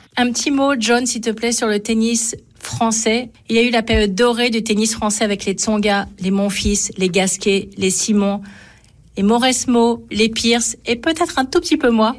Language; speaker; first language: French; native; French